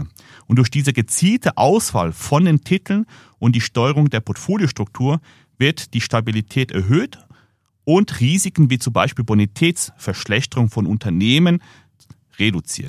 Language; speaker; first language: German; native; German